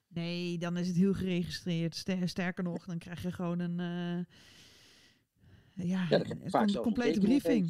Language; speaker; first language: Dutch; native; Dutch